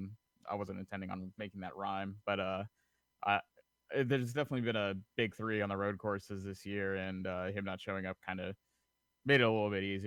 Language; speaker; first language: English; native; English